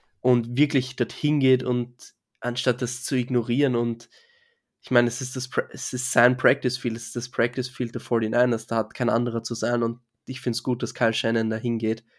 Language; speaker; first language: German; native; German